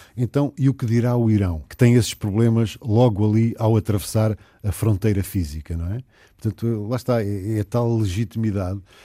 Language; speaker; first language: Portuguese; native; Portuguese